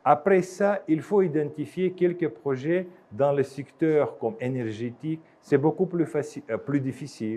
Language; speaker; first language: French; non-native, fluent; Russian